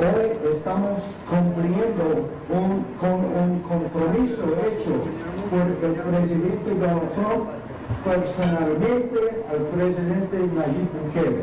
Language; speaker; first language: Spanish; non-native, fluent; English